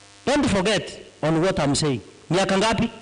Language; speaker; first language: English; non-native, local second language; Gusii